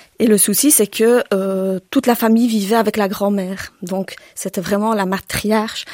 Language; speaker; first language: French; early bilingual, other home language; Turkish